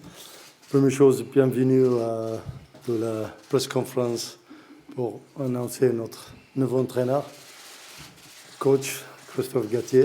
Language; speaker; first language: French; non-native, learner; Arabic